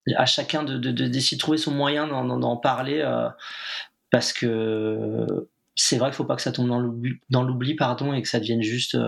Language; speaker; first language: French; native; French